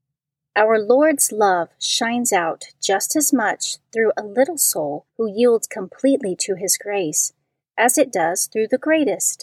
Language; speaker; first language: English; native; English